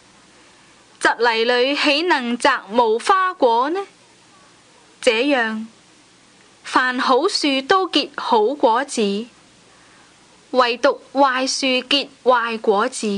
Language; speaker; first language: Cantonese; native; Cantonese